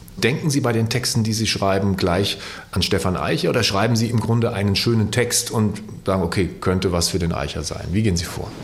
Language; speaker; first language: German; native; German